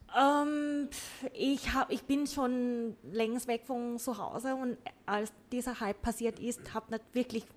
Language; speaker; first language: German; non-native, learner; Thai